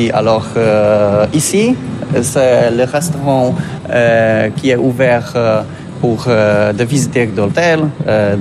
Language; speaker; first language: French; non-native, learner; Polish